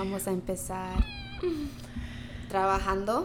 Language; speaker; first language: Spanish; early bilingual, heritage; Spanish